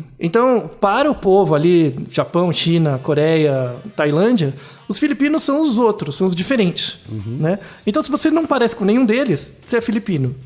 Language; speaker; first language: Portuguese; native; Portuguese